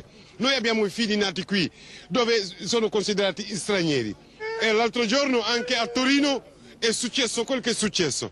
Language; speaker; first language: Italian; non-native, fluent; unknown